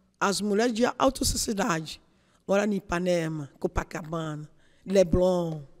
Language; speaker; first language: Portuguese; non-native, learner; Yoruba